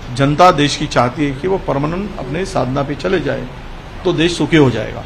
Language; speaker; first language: Hindi; non-native, local second language; Marathi